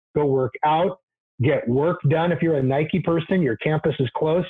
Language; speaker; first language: English; native; English